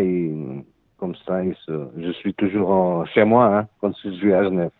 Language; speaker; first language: French; non-native, learner; Portuguese